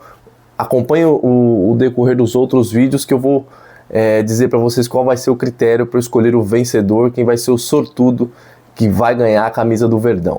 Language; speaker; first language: Portuguese; native; Portuguese